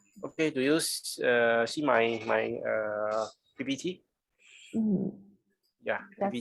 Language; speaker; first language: English; non-native, local second language; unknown